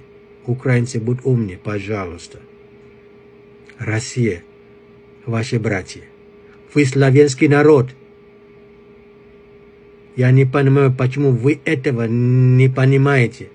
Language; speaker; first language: Russian; non-native, fluent; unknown